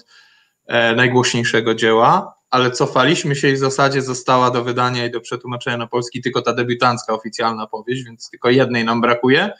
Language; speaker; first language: Polish; native; Polish